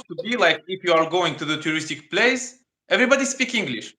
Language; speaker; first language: English; non-native, learner; Russian